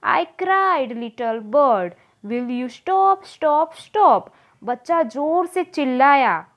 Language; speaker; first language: Hindi; non-native, local second language; Gujarati